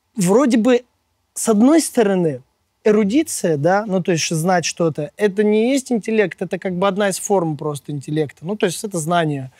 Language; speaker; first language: Russian; native; Russian